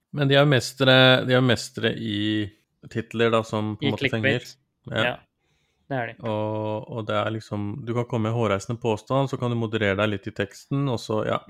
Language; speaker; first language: Norwegian; early bilingual, other home language; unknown